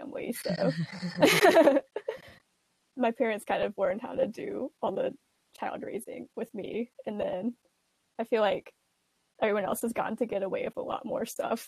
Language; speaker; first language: English; native; English